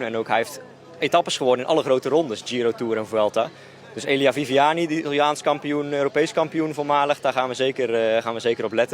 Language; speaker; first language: Dutch; native; Dutch